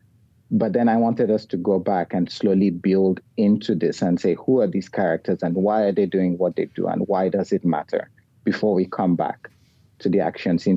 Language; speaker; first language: English; non-native, local second language; Yoruba